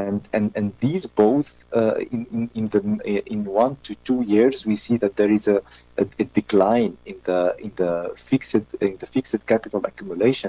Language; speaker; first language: English; non-native, fluent; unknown